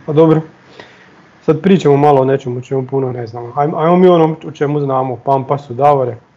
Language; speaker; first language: Croatian; native; Croatian